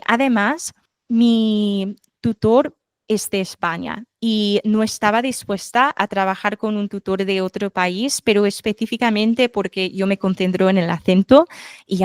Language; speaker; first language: Spanish; non-native, fluent; English